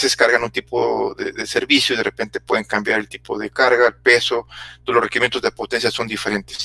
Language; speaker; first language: Spanish; native; Spanish